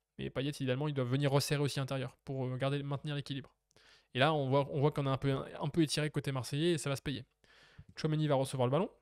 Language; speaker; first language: French; native; French